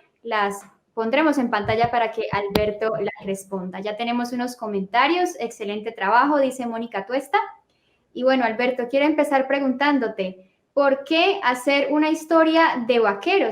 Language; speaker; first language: Spanish; native; Spanish